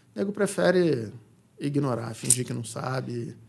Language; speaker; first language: Portuguese; native; Portuguese